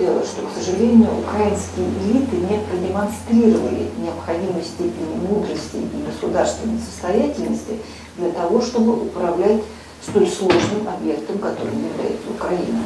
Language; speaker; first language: Russian; native; Russian